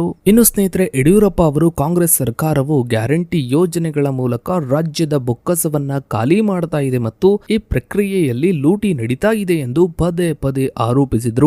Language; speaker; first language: Kannada; native; Kannada